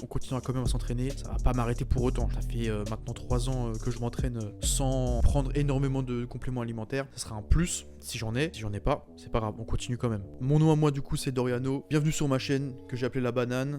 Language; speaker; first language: French; native; French